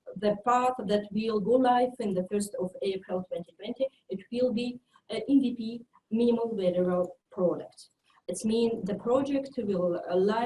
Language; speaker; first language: English; non-native, fluent; French